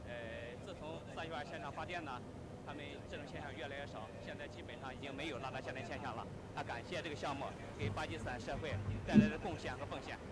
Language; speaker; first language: Chinese; native; Chinese